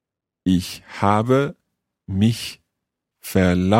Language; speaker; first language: German; non-native, learner; English